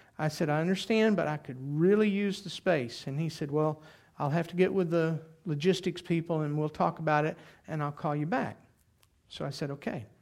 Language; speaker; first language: English; native; English